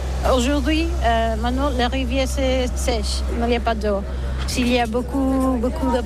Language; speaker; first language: French; non-native, learner; Catalan